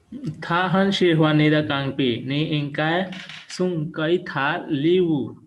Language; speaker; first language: Chinese; non-native, learner; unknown